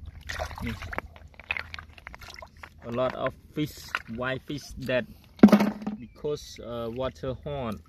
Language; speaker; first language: English; non-native, learner; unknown